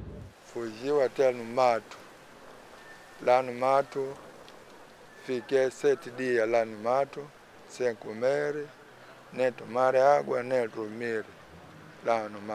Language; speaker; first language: Portuguese; non-native, local second language; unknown